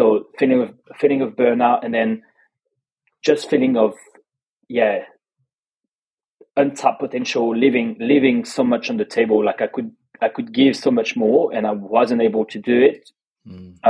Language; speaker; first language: English; non-native, fluent; French